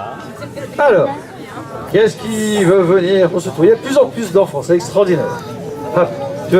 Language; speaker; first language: French; native; French